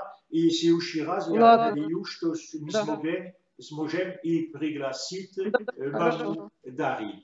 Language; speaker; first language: Russian; non-native, learner; French